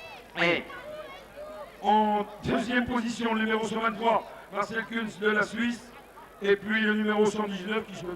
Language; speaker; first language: French; native; French